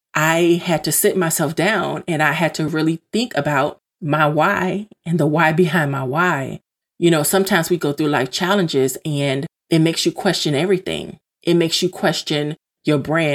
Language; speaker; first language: English; native; English